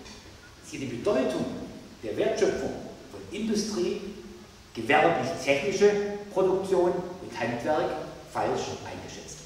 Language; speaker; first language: German; native; German